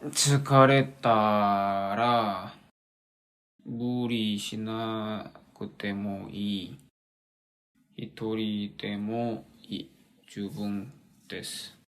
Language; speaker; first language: Japanese; non-native, learner; Korean